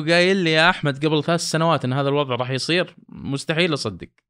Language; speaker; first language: Arabic; native; Arabic